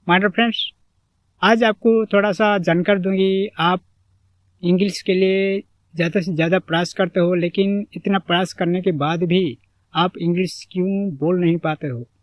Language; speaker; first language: Hindi; non-native, local second language; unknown